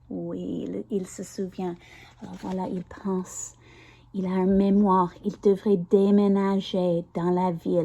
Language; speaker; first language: French; non-native, learner; English